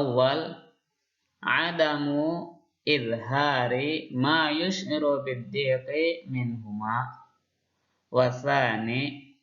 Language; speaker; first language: Arabic; non-native, fluent; Indonesian